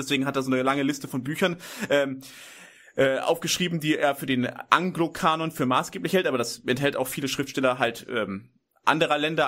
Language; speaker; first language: German; native; German